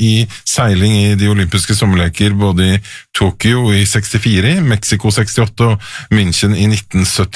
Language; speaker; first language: Norwegian; native; Norwegian